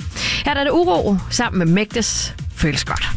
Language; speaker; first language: Danish; native; Danish